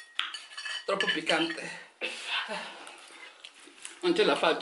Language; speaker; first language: Italian; non-native, learner; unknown